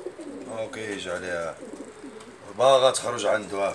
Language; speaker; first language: Arabic; native; Arabic